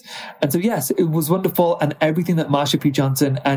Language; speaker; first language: English; native; English